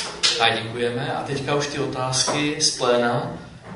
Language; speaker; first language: Czech; native; Czech